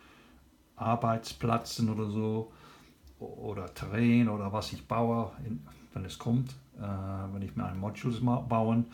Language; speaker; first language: German; non-native, learner; English